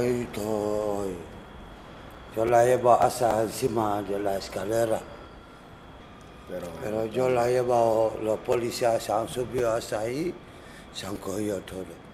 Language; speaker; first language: Spanish; non-native, learner; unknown